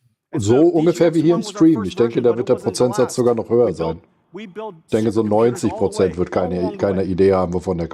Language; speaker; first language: German; native; German